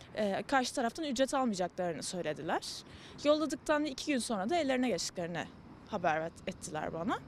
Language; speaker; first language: Turkish; native; Turkish